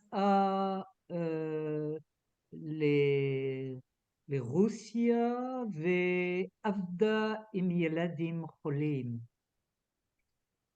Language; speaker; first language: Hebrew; non-native, learner; French